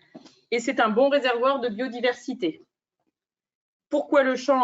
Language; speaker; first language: French; native; French